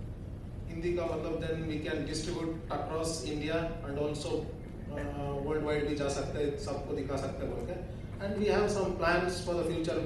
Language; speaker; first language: Hindi; non-native, local second language; Kannada